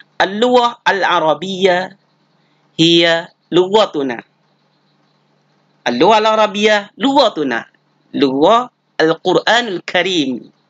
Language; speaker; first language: Arabic; non-native, fluent; Indonesian